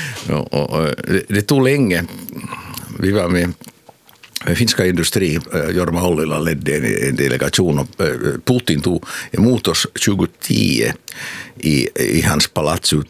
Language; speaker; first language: Swedish; non-native, local second language; Finnish